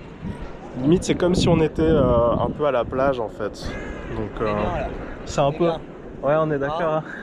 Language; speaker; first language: French; native; French